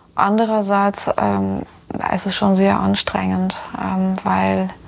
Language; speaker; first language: German; non-native, fluent; Ukrainian